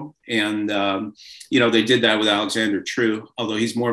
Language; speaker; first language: English; native; English